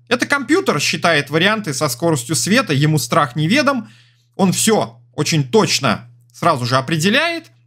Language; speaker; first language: Russian; native; Russian